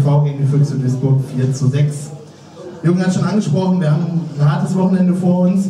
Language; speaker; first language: German; native; German